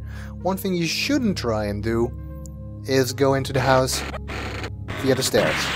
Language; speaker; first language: English; native; English